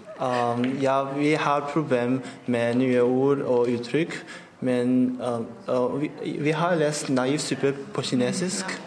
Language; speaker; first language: Norwegian; non-native, learner; Chinese